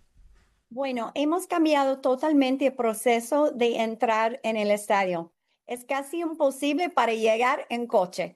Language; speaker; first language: Spanish; non-native, learner; English